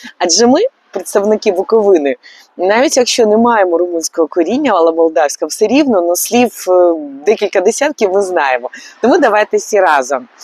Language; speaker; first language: Ukrainian; native; Ukrainian